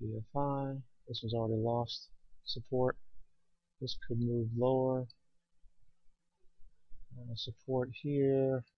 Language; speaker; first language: English; native; English